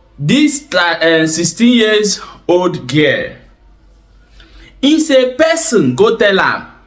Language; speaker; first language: Nigerian Pidgin; non-native, local second language; Igbo